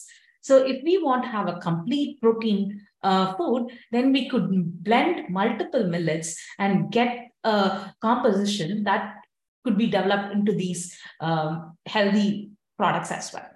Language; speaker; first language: English; non-native, local second language; Tamil